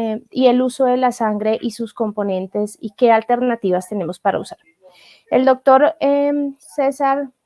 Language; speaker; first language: Spanish; native; Spanish